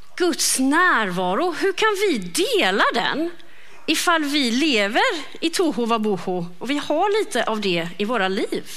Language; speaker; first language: Swedish; native; Swedish